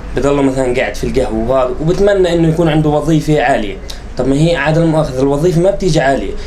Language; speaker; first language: Arabic; native; Arabic